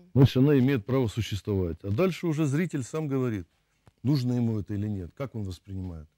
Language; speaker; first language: Russian; native; Russian